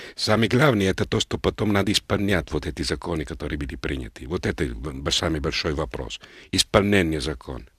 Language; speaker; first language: Russian; non-native, fluent; Italian